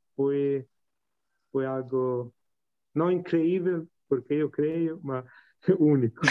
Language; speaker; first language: Portuguese; non-native, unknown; Italian